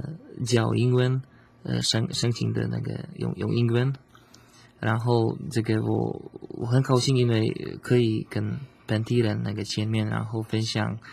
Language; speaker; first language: Chinese; non-native, fluent; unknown